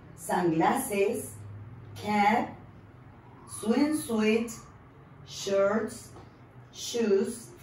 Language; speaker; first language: English; non-native, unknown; Spanish